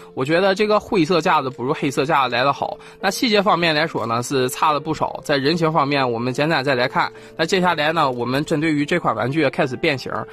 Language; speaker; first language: Chinese; native; Chinese